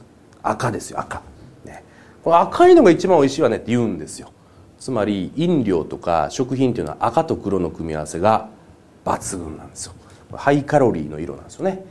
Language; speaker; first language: Japanese; native; Japanese